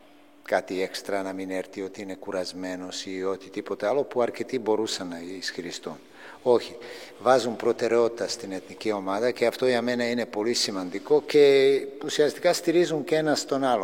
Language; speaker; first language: Greek; non-native, fluent; Serbian